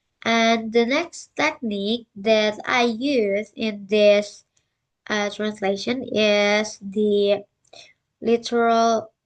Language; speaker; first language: English; non-native, learner; Indonesian